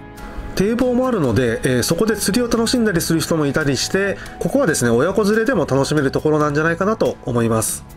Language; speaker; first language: Japanese; native; Japanese